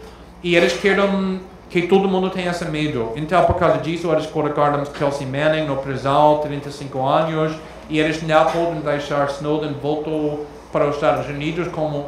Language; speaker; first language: Portuguese; non-native, fluent; English